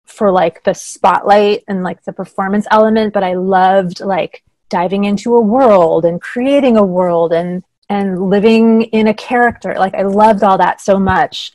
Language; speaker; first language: English; native; English